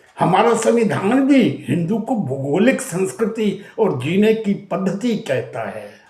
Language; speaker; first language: Hindi; native; Hindi